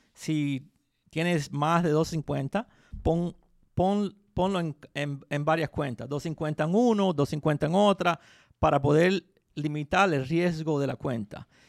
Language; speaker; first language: Spanish; early bilingual, heritage; Spanish